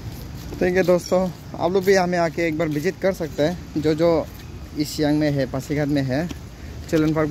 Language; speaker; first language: Hindi; non-native, local second language; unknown